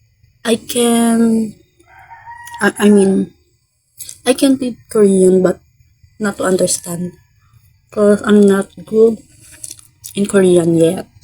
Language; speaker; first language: English; non-native, learner; Filipino